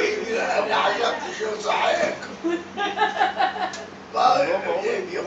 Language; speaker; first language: Hebrew; non-native, learner; Arabic